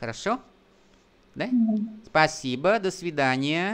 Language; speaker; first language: Russian; non-native, fluent; Vietnamese